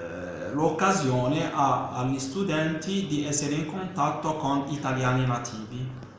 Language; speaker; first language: Italian; non-native, fluent; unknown